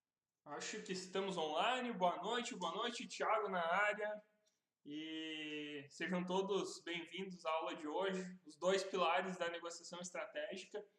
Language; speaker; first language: Portuguese; native; Portuguese